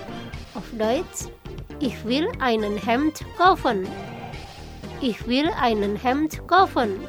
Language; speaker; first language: German; non-native, fluent; Indonesian